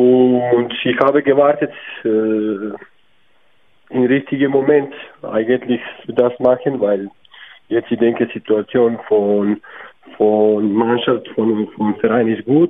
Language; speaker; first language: German; non-native, learner; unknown